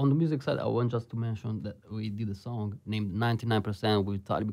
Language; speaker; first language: English; non-native, fluent; Italian